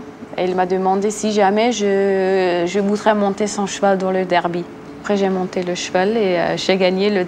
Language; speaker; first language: French; non-native, local second language; German